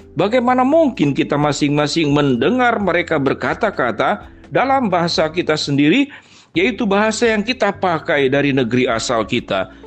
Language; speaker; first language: Indonesian; native; Indonesian